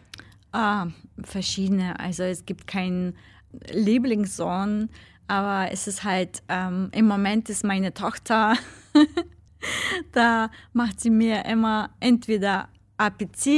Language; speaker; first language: German; non-native, fluent; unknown